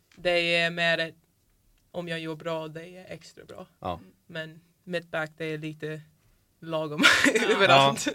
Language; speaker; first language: Swedish; non-native, fluent; English